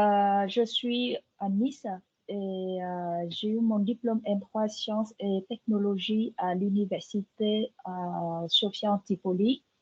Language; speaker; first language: French; non-native, fluent; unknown